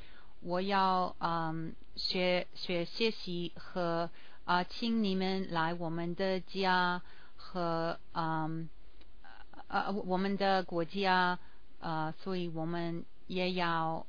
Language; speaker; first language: Chinese; non-native, learner; English